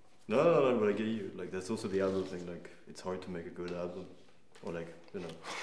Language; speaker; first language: English; non-native, fluent; Danish